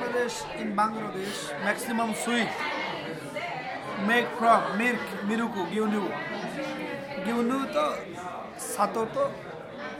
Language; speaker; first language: English; non-native, learner; Bangla